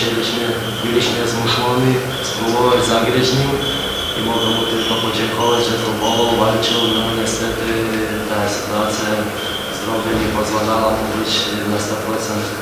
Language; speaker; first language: Polish; non-native, fluent; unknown